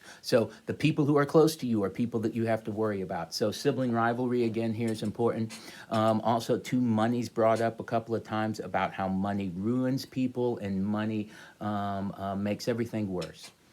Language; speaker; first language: English; native; English